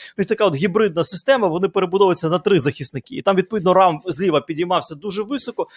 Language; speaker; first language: Ukrainian; native; Ukrainian